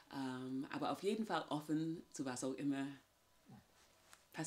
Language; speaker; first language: German; non-native, fluent; English